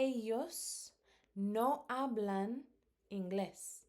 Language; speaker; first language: Spanish; non-native, fluent; English